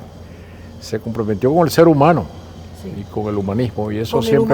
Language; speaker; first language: Spanish; native; Spanish